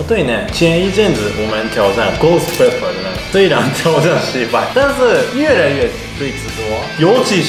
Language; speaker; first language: Chinese; non-native, fluent; Japanese